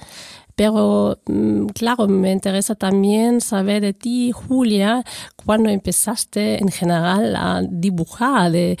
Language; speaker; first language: Spanish; non-native, fluent; German